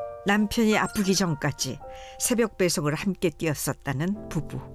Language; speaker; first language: Korean; native; Korean